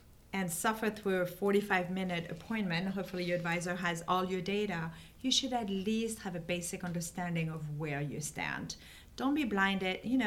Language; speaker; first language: English; non-native, fluent; French